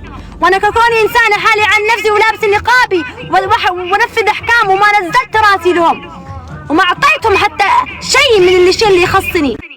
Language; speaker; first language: Arabic; native; Arabic